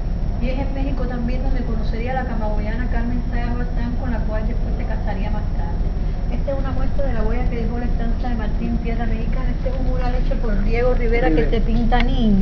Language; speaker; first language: Spanish; native; Spanish